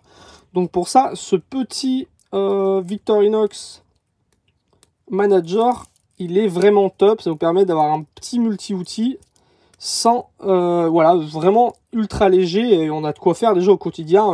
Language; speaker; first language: French; native; French